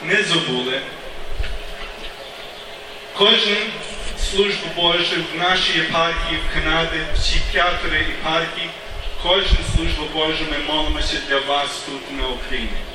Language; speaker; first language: Ukrainian; non-native, learner; English